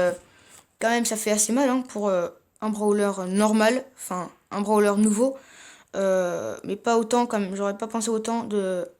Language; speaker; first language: French; native; French